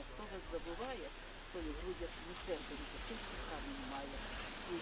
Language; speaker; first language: Russian; native; Russian